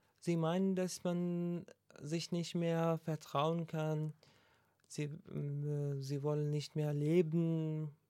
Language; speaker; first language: German; non-native, learner; Persian